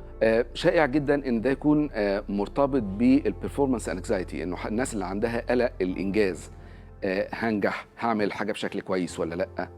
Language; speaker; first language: Arabic; native; Arabic